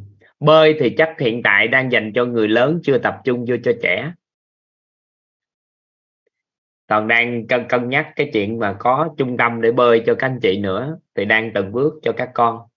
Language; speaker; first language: Vietnamese; native; Vietnamese